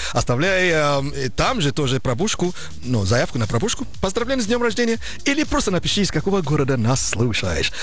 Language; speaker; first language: Russian; non-native, fluent; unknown